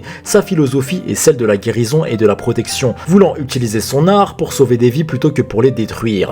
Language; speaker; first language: French; native; French